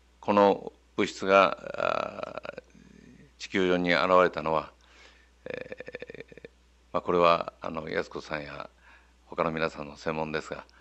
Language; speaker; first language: Japanese; native; Japanese